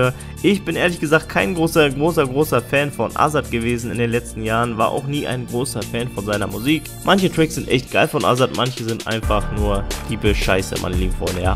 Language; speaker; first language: German; native; German